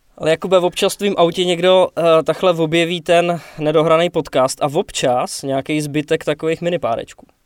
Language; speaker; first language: Czech; native; Czech